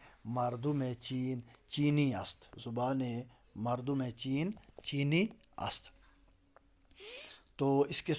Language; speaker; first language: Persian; non-native, fluent; Urdu